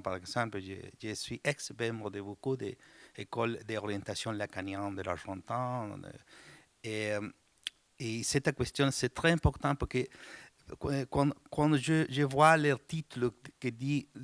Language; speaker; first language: French; non-native, learner; Spanish